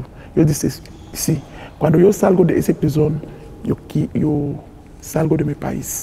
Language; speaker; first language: Spanish; non-native, learner; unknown